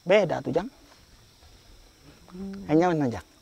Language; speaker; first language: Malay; non-native, local second language; Sundanese